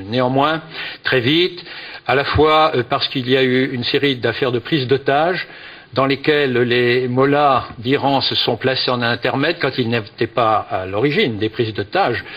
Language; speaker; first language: French; native; French